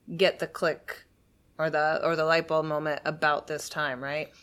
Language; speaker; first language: English; native; English